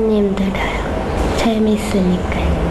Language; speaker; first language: Korean; early bilingual, heritage; Korean